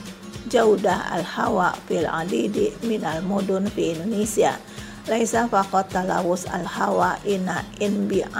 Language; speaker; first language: Arabic; non-native, fluent; Indonesian